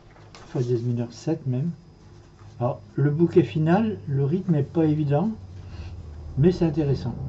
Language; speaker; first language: French; native; French